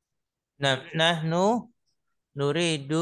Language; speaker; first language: Arabic; non-native, fluent; Indonesian